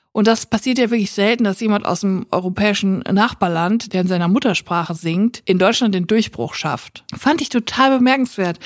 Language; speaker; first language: German; native; German